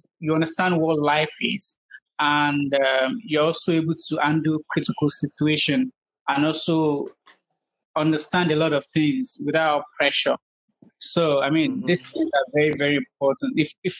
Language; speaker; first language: English; non-native, local second language; Yoruba